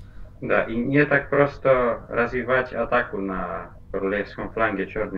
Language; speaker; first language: Russian; non-native, fluent; Polish